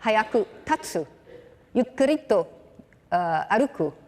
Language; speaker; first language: Japanese; non-native, learner; English